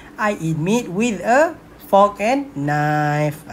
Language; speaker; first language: English; non-native, local second language; Malay